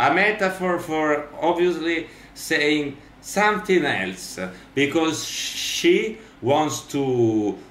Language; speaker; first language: English; non-native, learner; Italian